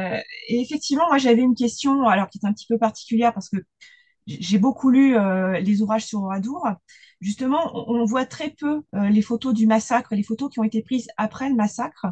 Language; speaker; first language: French; native; French